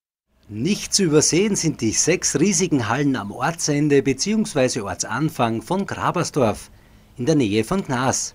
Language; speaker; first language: German; native; German